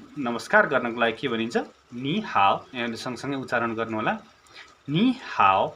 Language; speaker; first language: Nepali; native; Nepali